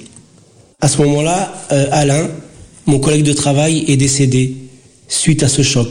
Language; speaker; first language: French; early bilingual, other home language; Portuguese